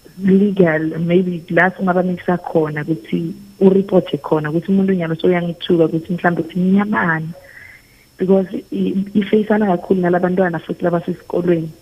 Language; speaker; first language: Zulu; non-native, local second language; Swati